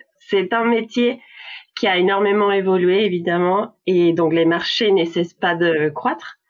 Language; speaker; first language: French; non-native, fluent; Spanish